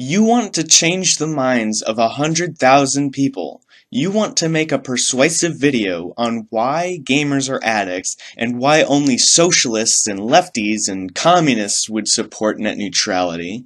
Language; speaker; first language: English; native; English